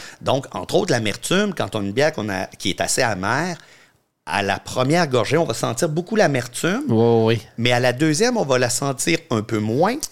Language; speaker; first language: French; native; French